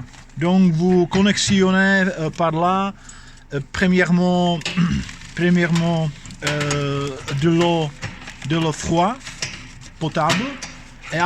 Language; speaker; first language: French; non-native, fluent; Czech